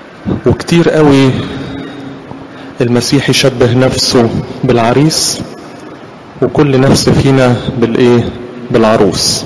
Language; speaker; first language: Arabic; native; Arabic